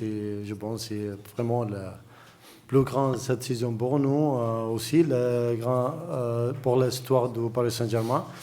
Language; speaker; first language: French; non-native, learner; Arabic